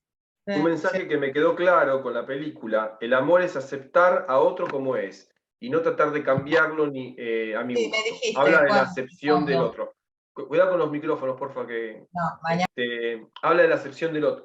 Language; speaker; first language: Spanish; native; Spanish